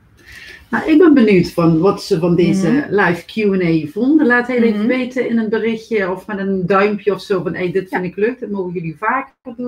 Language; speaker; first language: Dutch; native; Dutch